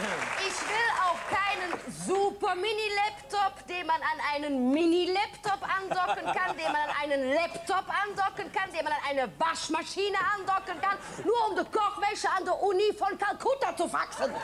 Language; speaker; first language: German; native; German